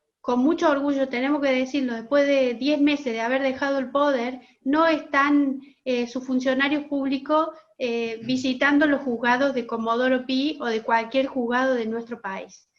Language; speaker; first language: Spanish; native; Spanish